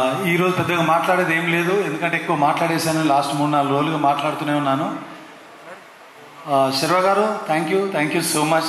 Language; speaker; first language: Telugu; native; Telugu